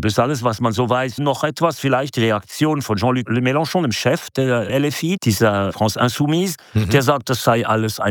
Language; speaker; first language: German; native; German